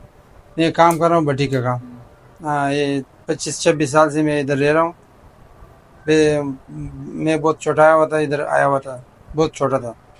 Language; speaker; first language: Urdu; non-native, fluent; Pashto